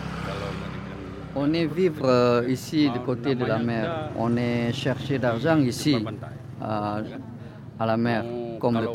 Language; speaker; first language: French; non-native, fluent; Indonesian